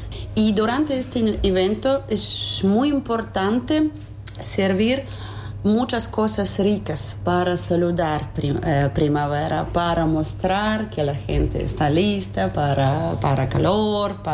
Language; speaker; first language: Spanish; non-native, fluent; Russian